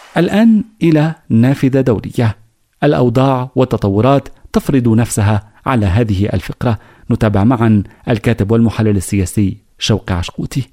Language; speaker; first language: Arabic; native; Arabic